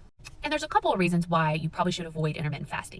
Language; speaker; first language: English; native; English